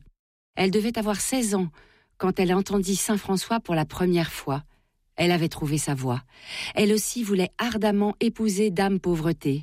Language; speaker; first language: French; native; French